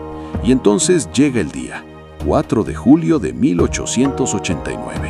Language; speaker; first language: Spanish; native; Spanish